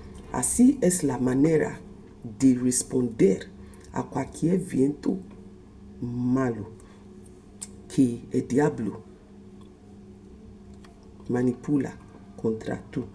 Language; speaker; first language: Spanish; non-native, fluent; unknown